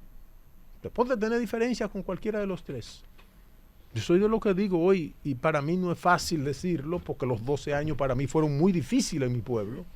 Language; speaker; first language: Spanish; native; Spanish